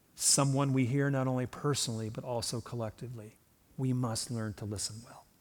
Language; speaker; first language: English; early bilingual, other home language; Swedish